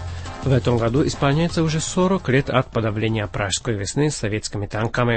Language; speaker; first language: Russian; native; Russian